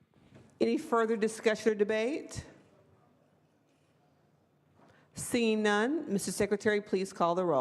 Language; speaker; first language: English; native; English